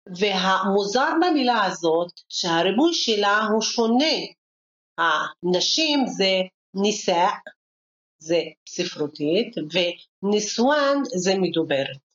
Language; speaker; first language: Hebrew; non-native, local second language; Arabic